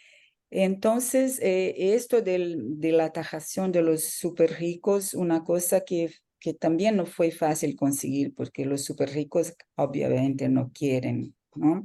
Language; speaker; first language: Spanish; non-native, fluent; Portuguese